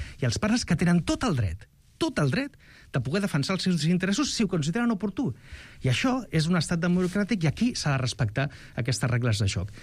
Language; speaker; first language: Catalan; non-native, local second language; Spanish